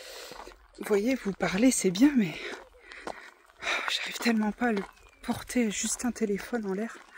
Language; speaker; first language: French; native; French